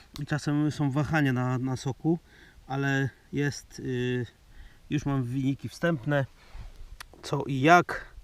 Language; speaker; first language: Polish; native; Polish